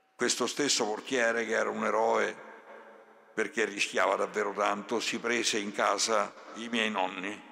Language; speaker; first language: Italian; native; Italian